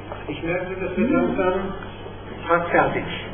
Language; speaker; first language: German; native; German